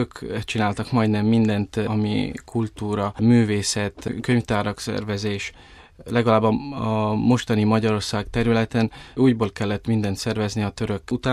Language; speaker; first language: Hungarian; early bilingual, heritage; Italian